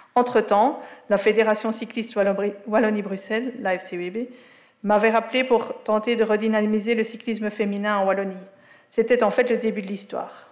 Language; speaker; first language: French; native; French